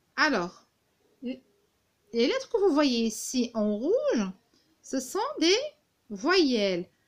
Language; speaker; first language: French; non-native, local second language; Arabic